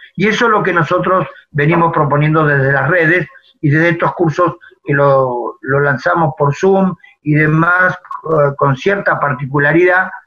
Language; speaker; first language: Spanish; native; Spanish